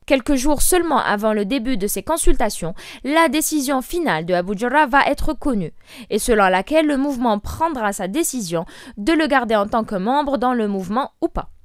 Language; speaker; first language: French; non-native, local second language; Arabic